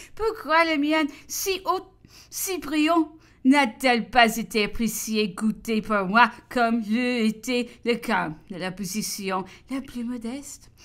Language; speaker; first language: French; non-native, fluent; English